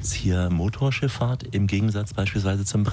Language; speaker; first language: German; native; German